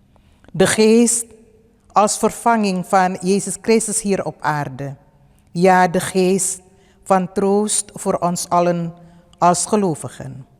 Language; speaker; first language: Dutch; early bilingual, other home language; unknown